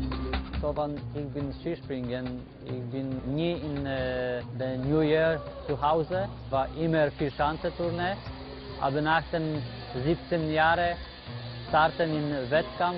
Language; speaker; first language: German; non-native, learner; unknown